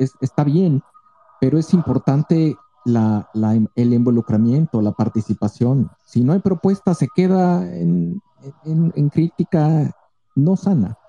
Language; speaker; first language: Spanish; native; Spanish